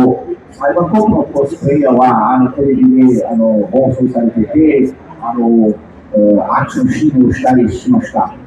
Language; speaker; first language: Japanese; non-native, fluent; Portuguese